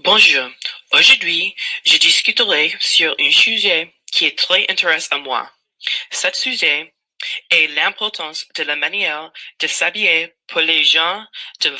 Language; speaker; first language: French; non-native, learner; English